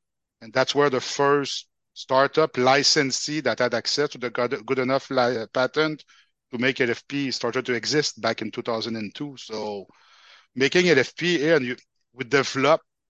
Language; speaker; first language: English; non-native, fluent; French